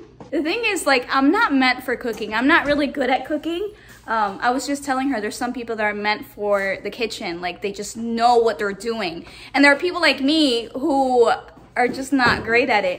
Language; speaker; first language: English; early bilingual, other home language; Spanish